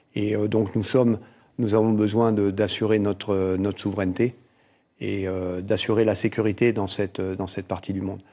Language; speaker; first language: French; native; French